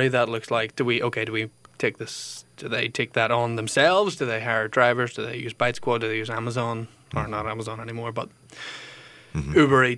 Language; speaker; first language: English; native; English